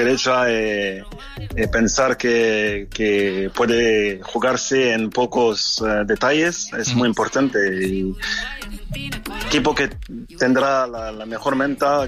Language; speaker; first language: Spanish; non-native, learner; French